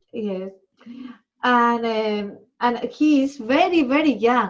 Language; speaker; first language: English; non-native, learner; Spanish